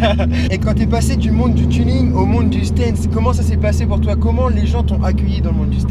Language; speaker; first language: French; native; French